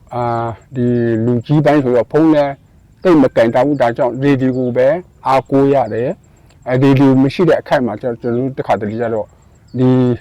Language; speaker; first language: Burmese; non-native, local second language; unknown